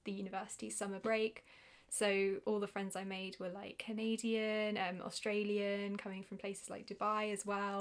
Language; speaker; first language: English; native; English